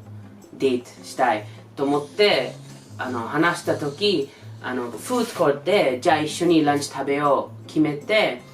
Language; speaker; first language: Japanese; non-native, learner; English